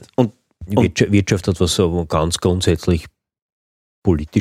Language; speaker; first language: German; native; German